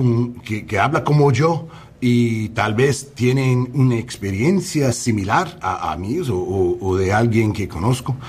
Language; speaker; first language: Spanish; early bilingual, heritage; English